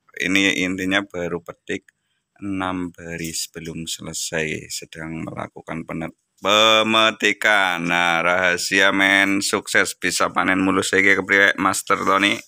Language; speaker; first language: Indonesian; non-native, local second language; Javanese